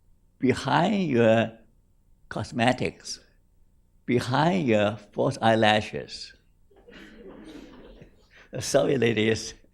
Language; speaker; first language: English; non-native, fluent; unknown